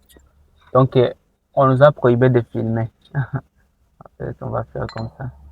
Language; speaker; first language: French; non-native, local second language; Rundi